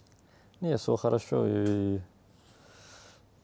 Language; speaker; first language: Russian; non-native, learner; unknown